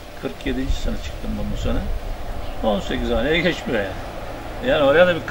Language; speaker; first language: Turkish; native; Turkish